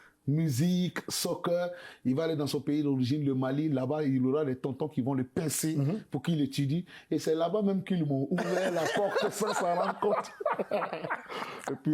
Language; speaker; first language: French; non-native, local second language; Bambara